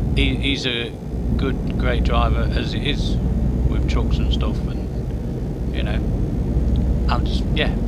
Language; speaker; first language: English; native; English